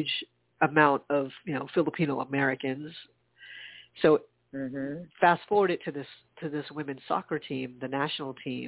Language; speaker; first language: English; native; English